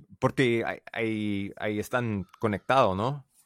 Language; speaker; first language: Spanish; non-native, learner; English